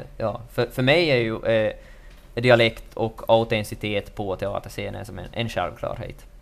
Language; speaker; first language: Swedish; native; Swedish